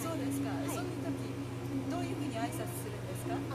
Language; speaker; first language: Japanese; native; Japanese